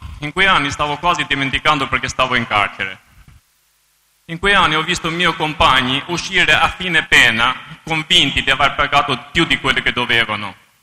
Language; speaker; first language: Italian; non-native, fluent; Albanian